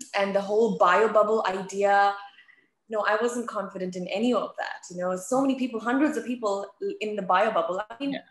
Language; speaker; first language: English; native; English